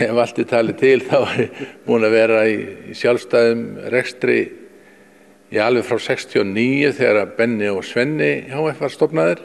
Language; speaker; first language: Icelandic; native; Icelandic